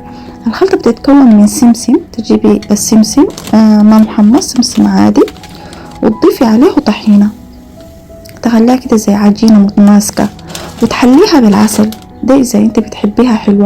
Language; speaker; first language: Arabic; native; Arabic